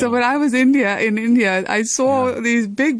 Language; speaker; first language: English; native; English